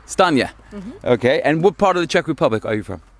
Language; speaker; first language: English; native; English